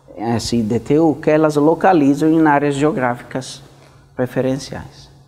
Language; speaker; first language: Portuguese; non-native, fluent; Italian